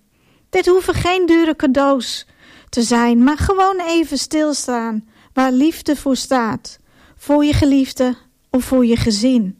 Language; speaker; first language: Dutch; non-native, fluent; Ukrainian